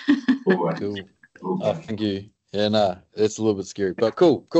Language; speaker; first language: English; native; English